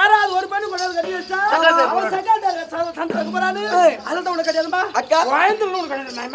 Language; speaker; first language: Tamil; native; Tamil